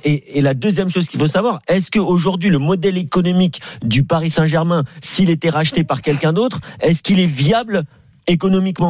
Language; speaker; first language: French; native; French